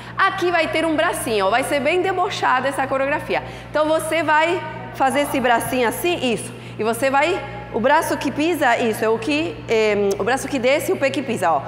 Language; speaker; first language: Portuguese; non-native, fluent; Spanish